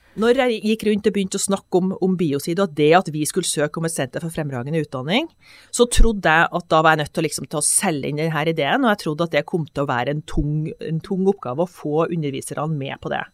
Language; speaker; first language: Norwegian; native; Norwegian